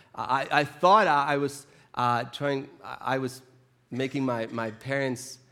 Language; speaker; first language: English; non-native, fluent; Spanish